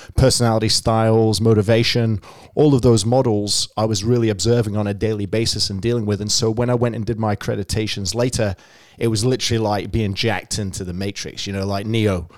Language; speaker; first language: English; native; English